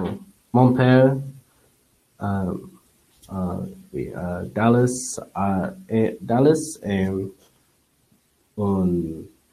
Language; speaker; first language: French; non-native, learner; English